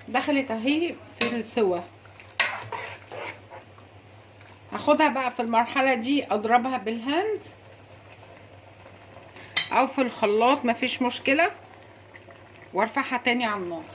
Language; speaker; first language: Arabic; native; Arabic